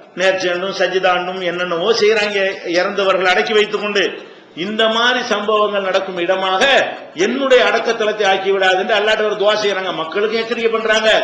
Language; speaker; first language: Tamil; native; Tamil